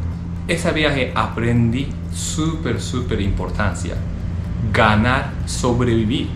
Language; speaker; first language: Spanish; non-native, learner; Japanese